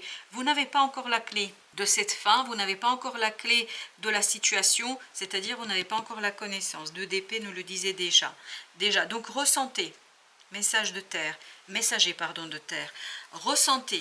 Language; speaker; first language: French; native; French